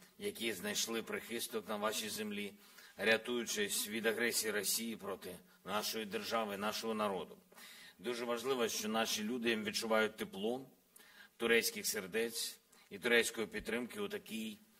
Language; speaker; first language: Ukrainian; non-native, local second language; Russian